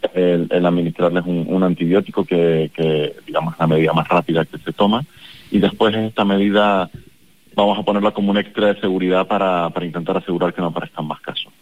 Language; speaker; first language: Spanish; native; Spanish